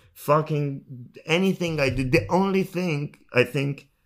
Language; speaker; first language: English; non-native, fluent; Persian